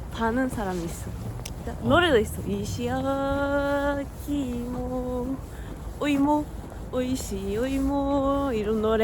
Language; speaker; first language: Korean; non-native, fluent; Japanese